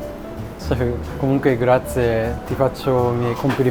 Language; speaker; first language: Italian; non-native, learner; Japanese